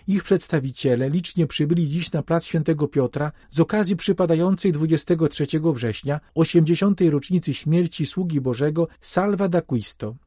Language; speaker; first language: Polish; native; Polish